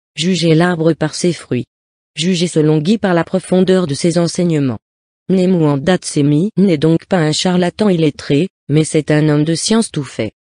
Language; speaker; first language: French; non-native, local second language; Lingala